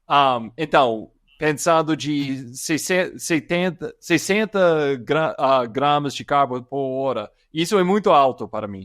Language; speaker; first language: Portuguese; non-native, fluent; English